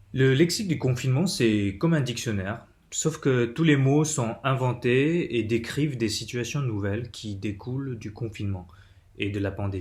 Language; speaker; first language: French; non-native, fluent; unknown